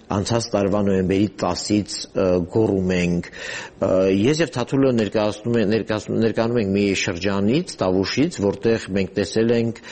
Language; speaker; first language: Armenian; native; Armenian